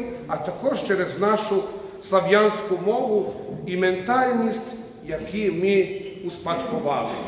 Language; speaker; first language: Ukrainian; non-native, fluent; Croatian